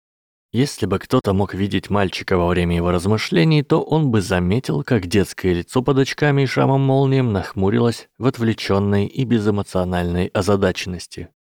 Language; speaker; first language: Russian; native; Russian